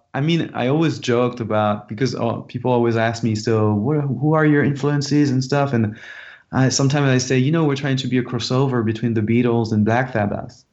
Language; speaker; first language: English; non-native, fluent; French